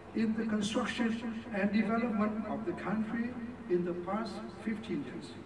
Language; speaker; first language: English; non-native, fluent; Vietnamese